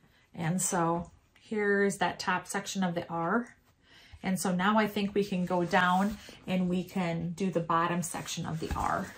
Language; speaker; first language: English; native; English